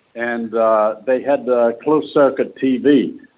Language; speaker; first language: English; native; English